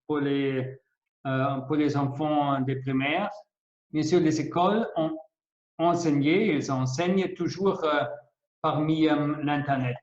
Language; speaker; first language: French; non-native, fluent; German